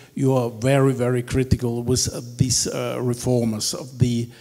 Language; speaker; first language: English; non-native, fluent; German